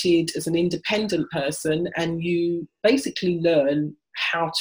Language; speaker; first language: English; native; English